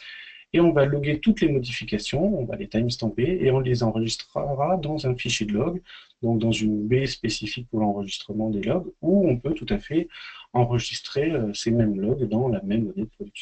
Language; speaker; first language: French; native; French